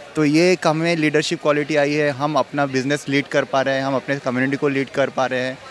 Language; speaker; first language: Hindi; non-native, local second language; Marathi